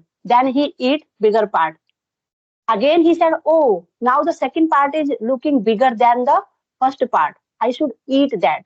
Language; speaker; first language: English; non-native, local second language; Hindi